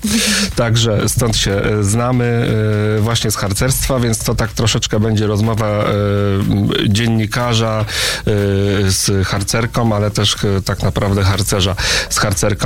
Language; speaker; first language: Polish; native; Polish